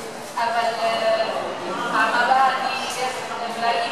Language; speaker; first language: Hebrew; non-native, learner; French